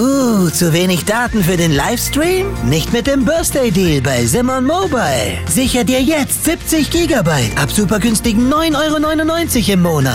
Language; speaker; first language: German; native; German